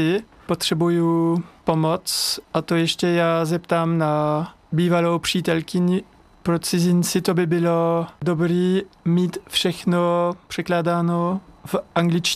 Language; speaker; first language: Czech; non-native, learner; French